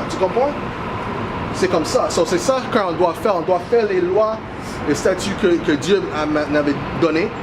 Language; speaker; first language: French; non-native, learner; English